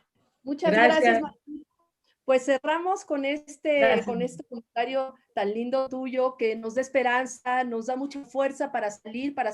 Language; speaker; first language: Spanish; native; Spanish